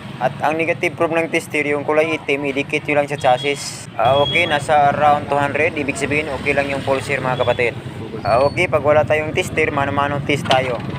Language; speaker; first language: Filipino; native; Filipino